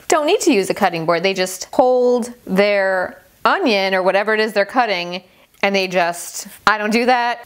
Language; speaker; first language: English; non-native, fluent; Persian